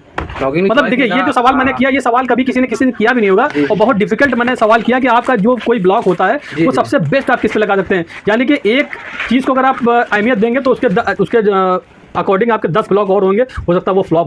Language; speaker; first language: Hindi; native; Hindi